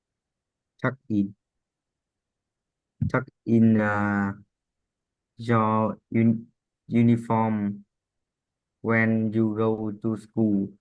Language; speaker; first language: English; non-native, learner; Vietnamese